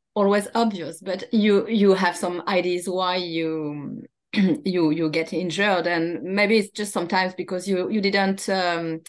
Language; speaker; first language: English; non-native, fluent; French